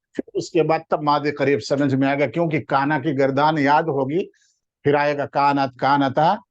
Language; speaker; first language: Urdu; native; Urdu